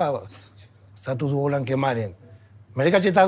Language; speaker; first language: Indonesian; non-native, fluent; Spanish